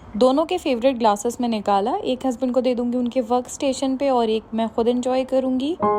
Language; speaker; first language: Urdu; native; Urdu